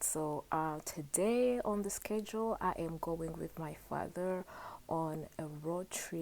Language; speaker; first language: English; non-native, local second language; Kinyarwanda